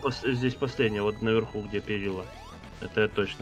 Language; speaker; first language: Russian; native; Russian